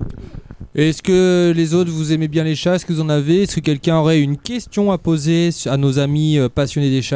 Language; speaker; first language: French; native; French